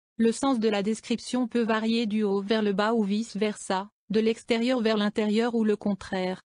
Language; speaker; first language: French; non-native, local second language; Arabic